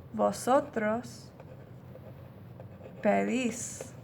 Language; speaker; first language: Spanish; non-native, fluent; English